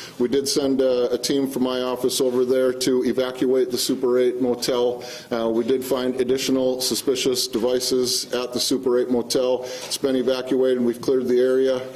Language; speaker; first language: English; native; English